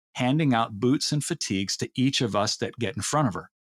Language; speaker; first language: English; native; English